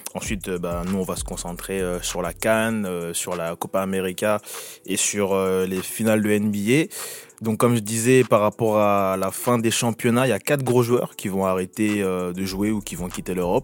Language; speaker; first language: French; native; French